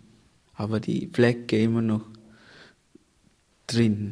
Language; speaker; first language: German; non-native, learner; Tamil